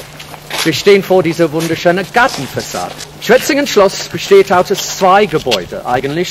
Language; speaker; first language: German; non-native, fluent; English